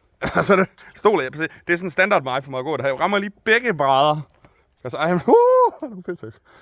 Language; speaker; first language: Danish; native; Danish